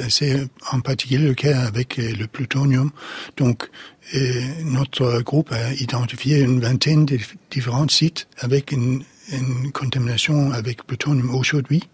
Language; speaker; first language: French; non-native, fluent; Danish